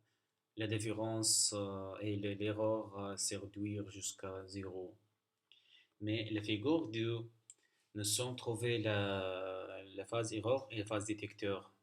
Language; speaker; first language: French; non-native, learner; Arabic